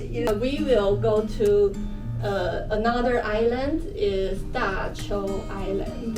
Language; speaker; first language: English; non-native, learner; Chinese